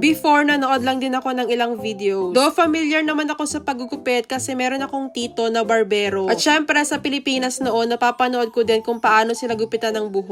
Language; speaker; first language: Filipino; native; Filipino